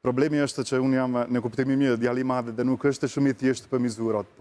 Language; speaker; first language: Albanian; non-native, learner; Italian